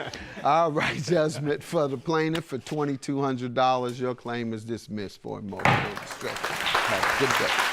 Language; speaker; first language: English; native; English